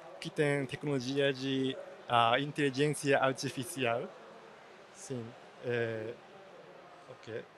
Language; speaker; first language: Portuguese; non-native, learner; Japanese